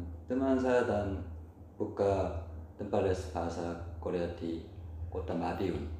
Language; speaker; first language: Indonesian; non-native, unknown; Korean